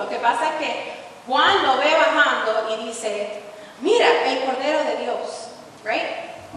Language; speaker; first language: Spanish; early bilingual, heritage; Spanish